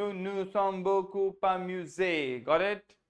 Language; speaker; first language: French; non-native, fluent; Hindi